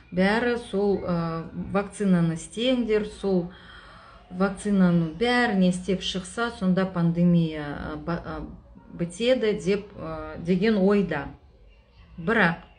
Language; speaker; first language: Kazakh; non-native, local second language; Russian